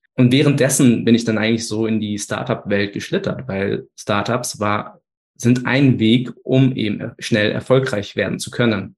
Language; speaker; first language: German; early bilingual, other home language; Turkish